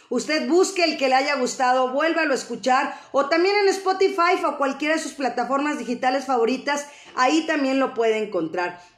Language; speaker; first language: Spanish; native; Spanish